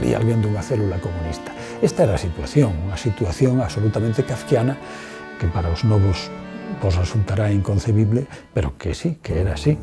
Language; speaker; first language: Galician; native; Galician